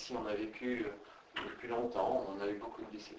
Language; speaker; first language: French; native; French